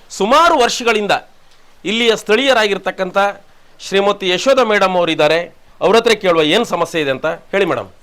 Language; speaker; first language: Kannada; native; Kannada